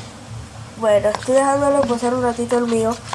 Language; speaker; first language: Spanish; native; Spanish